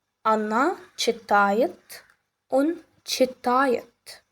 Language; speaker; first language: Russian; non-native, fluent; Arabic